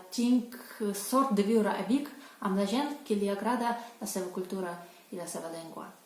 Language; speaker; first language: Catalan; non-native, learner; Russian